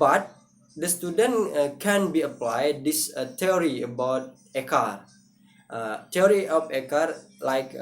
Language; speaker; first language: English; non-native, learner; Indonesian